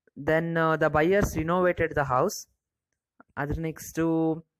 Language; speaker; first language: English; non-native, local second language; Kannada